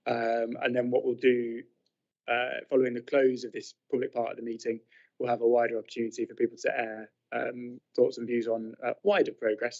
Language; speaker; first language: English; native; English